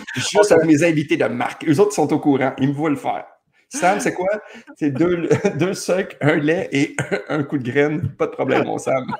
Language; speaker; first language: French; native; French